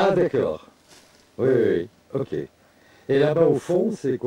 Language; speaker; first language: French; native; French